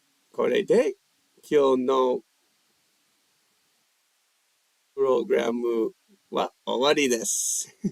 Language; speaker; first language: Japanese; non-native, fluent; English